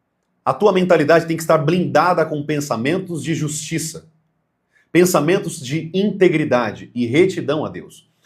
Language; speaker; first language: Portuguese; native; Portuguese